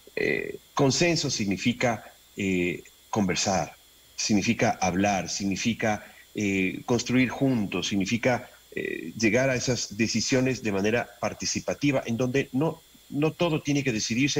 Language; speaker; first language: Spanish; native; Spanish